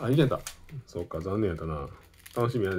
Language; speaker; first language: Japanese; native; Japanese